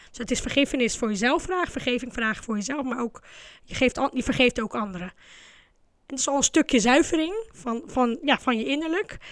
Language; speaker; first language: Dutch; early bilingual, other home language; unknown